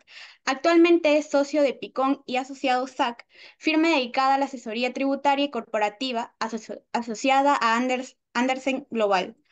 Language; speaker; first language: Spanish; native; Spanish